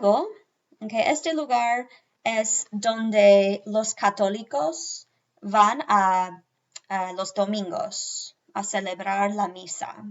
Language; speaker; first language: Spanish; non-native, fluent; English